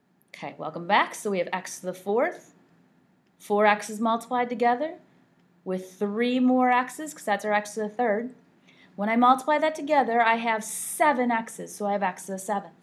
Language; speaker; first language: English; native; English